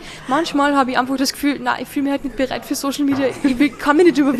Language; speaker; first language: German; native; German